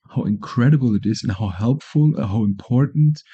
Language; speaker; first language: English; non-native, fluent; German